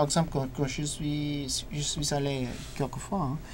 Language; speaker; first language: French; non-native, fluent; English